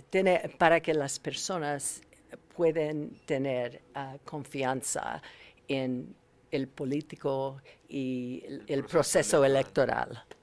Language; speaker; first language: Spanish; non-native, learner; English